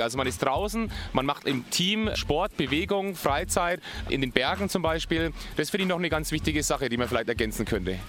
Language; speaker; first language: German; native; German